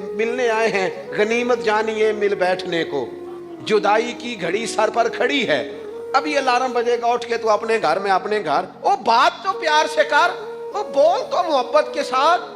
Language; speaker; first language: Urdu; non-native, local second language; Punjabi